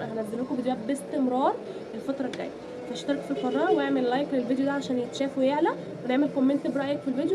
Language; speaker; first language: Arabic; native; Arabic